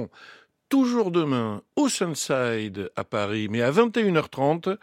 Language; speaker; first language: French; native; French